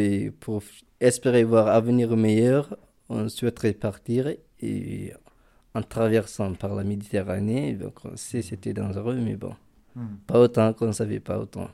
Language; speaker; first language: French; non-native, local second language; Fula